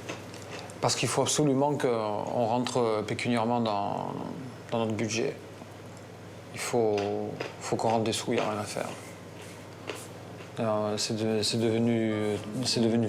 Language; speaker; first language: French; native; French